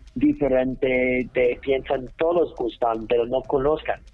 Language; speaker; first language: Spanish; non-native, learner; English